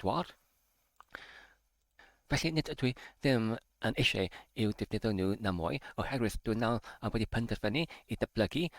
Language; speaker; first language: Welsh; non-native, learner; English